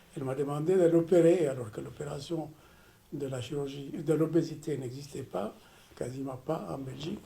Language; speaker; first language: French; non-native, fluent; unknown